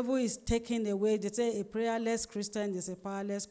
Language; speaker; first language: English; non-native, local second language; Yoruba